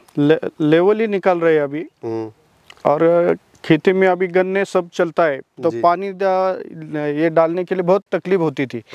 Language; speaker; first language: Hindi; non-native, local second language; Marathi